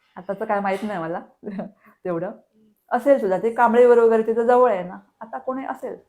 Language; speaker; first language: Marathi; native; Marathi